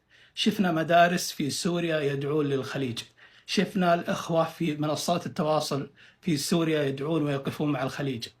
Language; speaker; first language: Arabic; native; Arabic